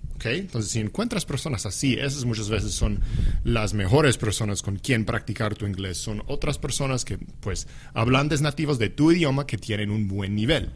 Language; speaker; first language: Spanish; non-native, fluent; English